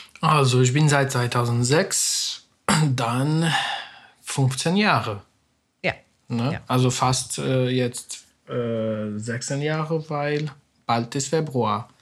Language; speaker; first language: German; non-native, fluent; Spanish